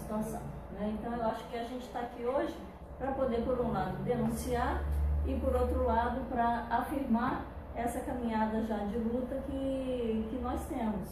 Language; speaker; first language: Portuguese; native; Portuguese